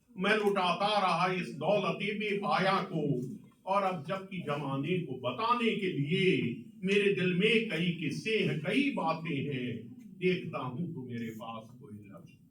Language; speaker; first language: Hindi; non-native, local second language; Bhojpuri